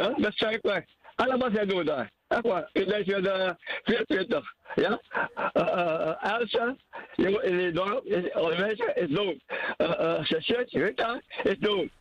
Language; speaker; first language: Dutch; non-native, learner; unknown